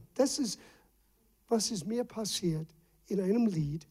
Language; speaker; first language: German; non-native, fluent; English